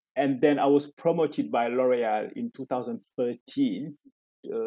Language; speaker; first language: English; non-native, fluent; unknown